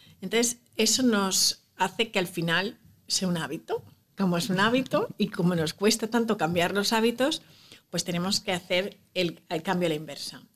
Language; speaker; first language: Spanish; native; Spanish